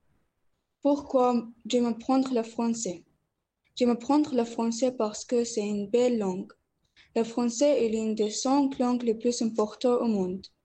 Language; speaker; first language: French; non-native, learner; Arabic